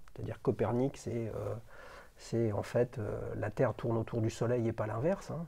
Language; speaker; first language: French; native; French